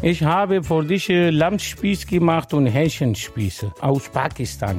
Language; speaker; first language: German; non-native, learner; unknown